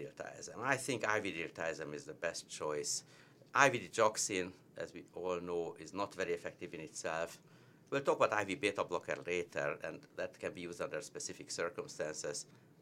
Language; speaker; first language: English; non-native, fluent; Hungarian